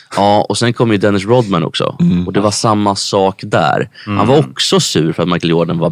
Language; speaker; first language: Swedish; native; Swedish